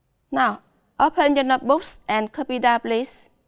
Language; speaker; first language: English; non-native, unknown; Vietnamese